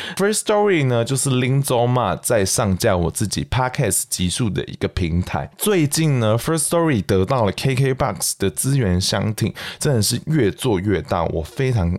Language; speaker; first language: Chinese; native; Chinese